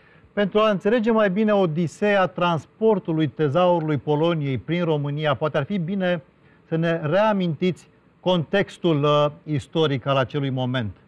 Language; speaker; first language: Romanian; native; Romanian